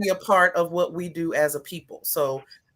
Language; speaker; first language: English; native; English